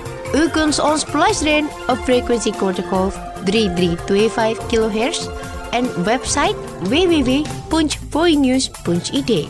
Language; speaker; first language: Dutch; non-native, fluent; Indonesian